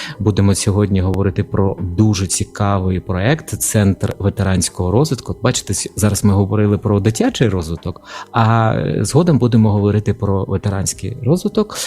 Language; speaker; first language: Ukrainian; native; Ukrainian